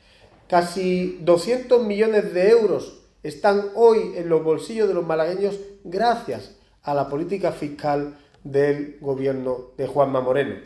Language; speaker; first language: Spanish; native; Spanish